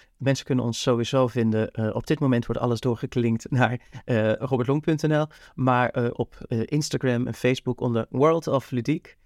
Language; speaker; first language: Dutch; native; Dutch